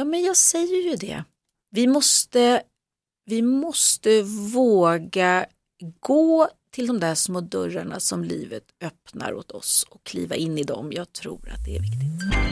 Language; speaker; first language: Swedish; native; Swedish